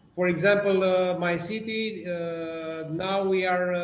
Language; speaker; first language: English; non-native, learner; Romanian